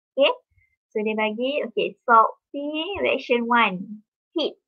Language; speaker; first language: English; non-native, local second language; Malay